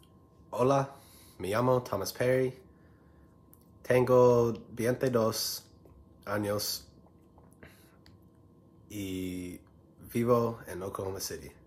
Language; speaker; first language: Spanish; non-native, learner; English